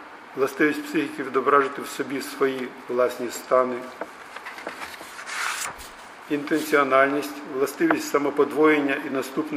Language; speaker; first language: Ukrainian; native; Ukrainian